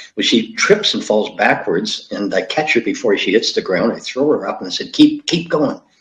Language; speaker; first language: English; native; English